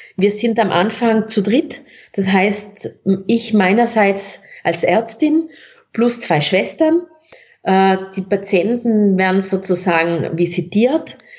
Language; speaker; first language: German; native; German